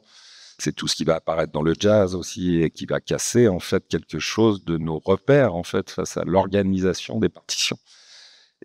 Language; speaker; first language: French; native; French